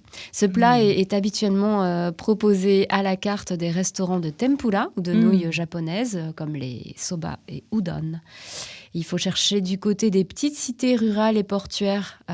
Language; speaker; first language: French; native; French